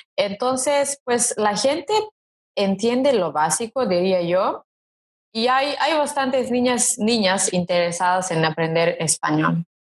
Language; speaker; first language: Spanish; non-native, fluent; Serbian